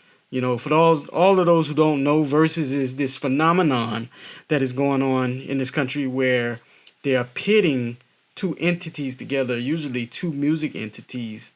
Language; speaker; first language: English; native; English